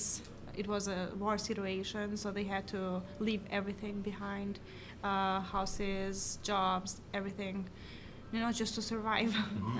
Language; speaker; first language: English; non-native, fluent; Albanian